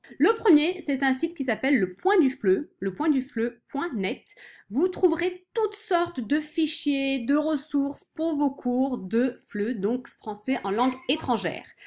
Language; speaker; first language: French; non-native, fluent; English